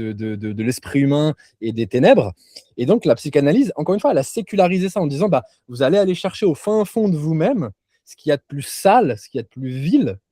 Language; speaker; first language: French; native; French